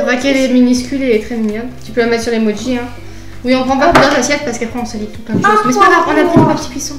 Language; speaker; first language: French; native; French